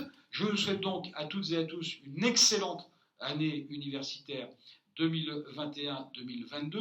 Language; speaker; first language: French; native; French